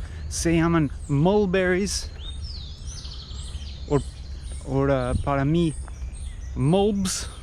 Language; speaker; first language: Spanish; non-native, learner; English